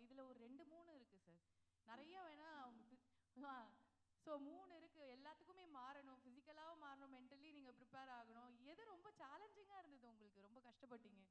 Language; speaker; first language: Tamil; native; Tamil